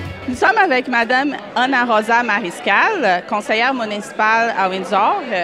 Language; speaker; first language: French; native; French